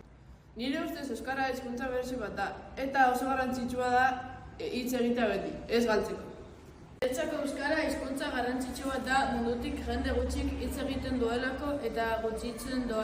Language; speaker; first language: Basque; non-native, learner; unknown